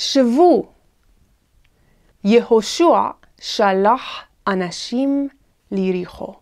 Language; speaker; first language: Hebrew; non-native, fluent; English